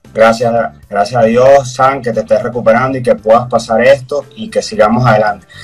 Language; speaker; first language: Spanish; native; Spanish